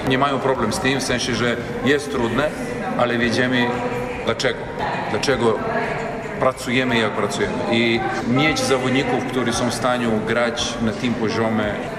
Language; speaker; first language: Polish; non-native, learner; Serbian